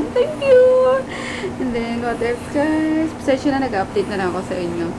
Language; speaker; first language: Filipino; native; Filipino